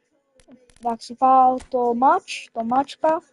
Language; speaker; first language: Greek; non-native, learner; Romanian